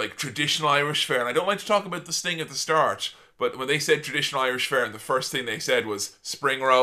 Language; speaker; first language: English; native; English